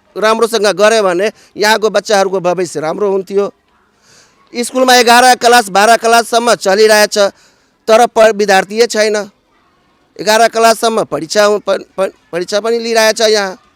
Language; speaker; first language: Nepali; non-native, local second language; Maithili